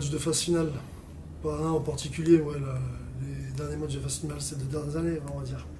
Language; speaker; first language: French; native; French